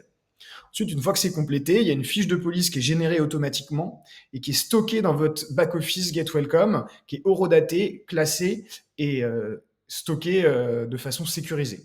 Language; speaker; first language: French; native; French